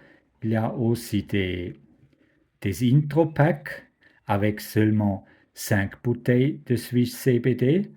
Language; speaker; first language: French; non-native, fluent; German